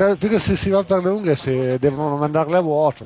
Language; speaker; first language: Italian; native; Italian